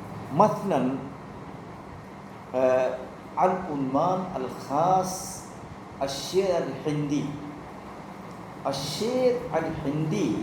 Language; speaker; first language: Arabic; non-native, fluent; Urdu